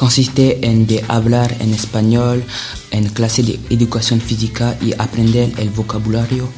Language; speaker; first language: Spanish; non-native, learner; French